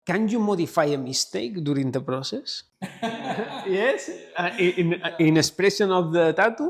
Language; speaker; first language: English; non-native, learner; Spanish